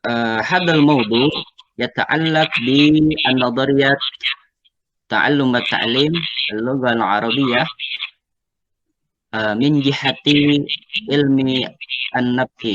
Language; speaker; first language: Arabic; non-native, fluent; Indonesian